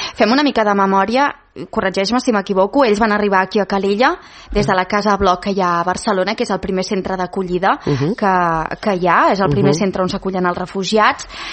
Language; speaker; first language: Catalan; native; Catalan